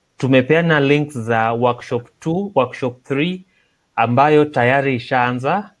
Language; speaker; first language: Swahili; non-native, local second language; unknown